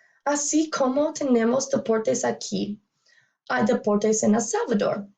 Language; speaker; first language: Spanish; non-native, learner; English